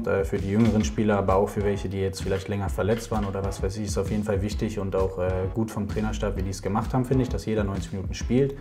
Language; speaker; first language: German; native; German